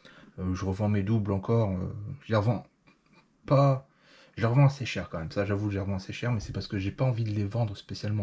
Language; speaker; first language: French; native; French